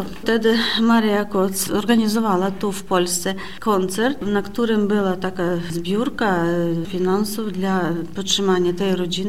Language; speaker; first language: Polish; early bilingual, heritage; Polish